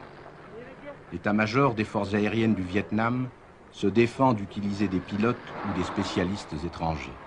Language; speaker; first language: French; native; French